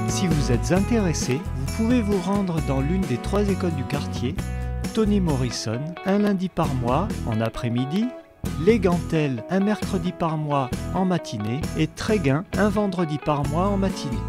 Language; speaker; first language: French; native; French